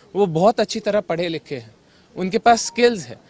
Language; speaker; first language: Hindi; native; Hindi